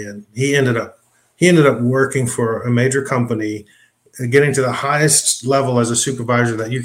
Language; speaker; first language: English; native; English